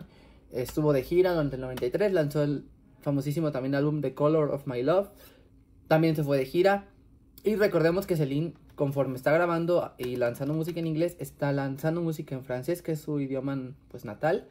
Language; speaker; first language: Spanish; native; Spanish